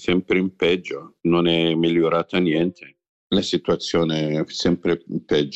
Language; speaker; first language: Italian; non-native, fluent; Arabic